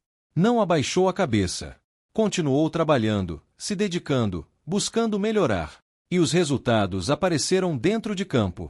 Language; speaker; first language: Portuguese; native; Portuguese